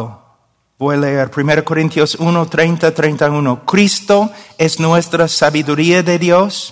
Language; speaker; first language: Spanish; non-native, fluent; English